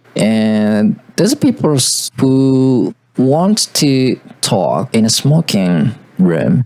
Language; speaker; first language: English; non-native, learner; Japanese